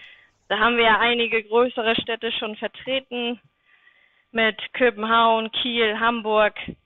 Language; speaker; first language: German; native; German